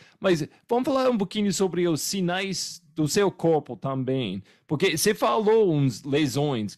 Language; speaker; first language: Portuguese; non-native, fluent; English